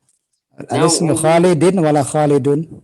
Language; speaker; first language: Arabic; non-native, fluent; Indonesian